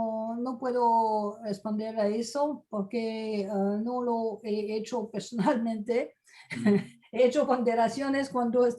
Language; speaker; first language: Spanish; non-native, fluent; French